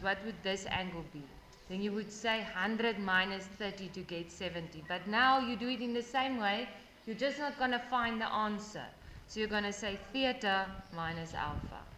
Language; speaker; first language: English; non-native, local second language; Afrikaans